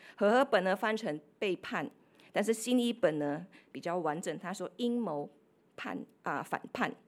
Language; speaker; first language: Chinese; non-native, fluent; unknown